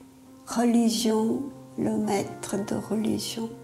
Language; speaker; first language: French; non-native, fluent; Korean